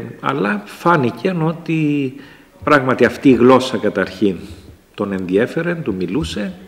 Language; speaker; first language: Greek; native; Greek